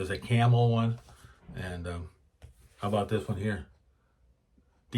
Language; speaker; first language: English; native; English